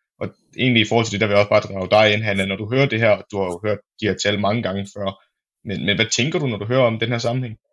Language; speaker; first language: Danish; native; Danish